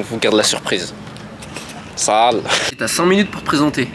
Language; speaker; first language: French; native; French